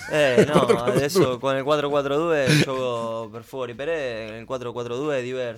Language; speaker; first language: Italian; non-native, learner; Spanish